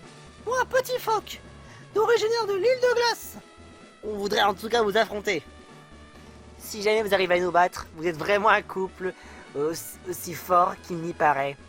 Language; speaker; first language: French; native; French